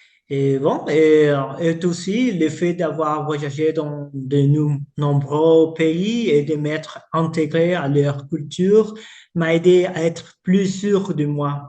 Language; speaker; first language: French; non-native, fluent; Spanish